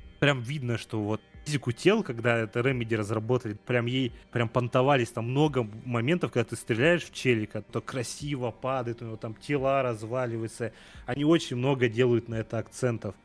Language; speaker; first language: Russian; native; Russian